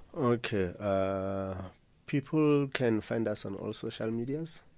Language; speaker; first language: English; non-native, local second language; Zulu